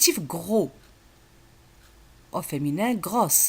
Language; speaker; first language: French; non-native, local second language; Arabic